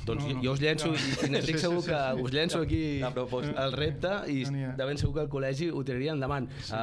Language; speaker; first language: Catalan; native; Catalan